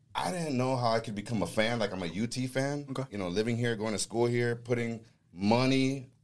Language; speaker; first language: English; native; English